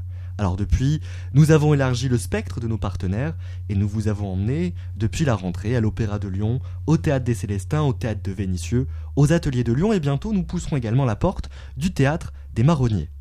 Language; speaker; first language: French; native; French